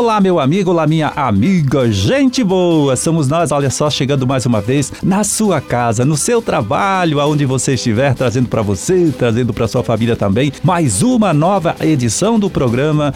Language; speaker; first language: Portuguese; native; Portuguese